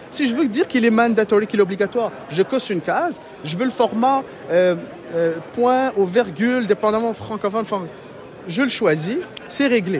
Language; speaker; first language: French; non-native, local second language; Arabic